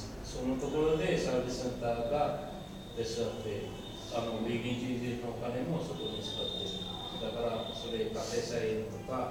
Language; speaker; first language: Japanese; non-native, learner; Bangla